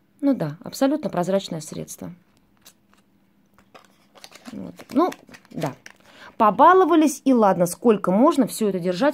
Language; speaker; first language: Russian; native; Russian